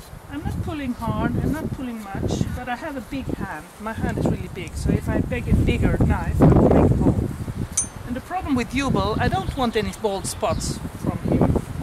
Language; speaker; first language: English; non-native, fluent; Swedish